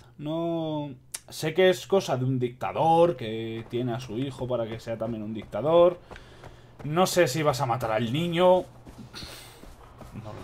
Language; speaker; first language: Spanish; native; Spanish